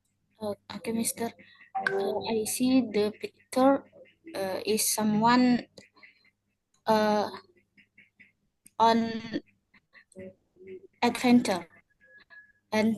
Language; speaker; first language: English; non-native, learner; Indonesian